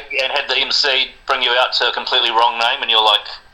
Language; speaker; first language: English; non-native, local second language; Spanish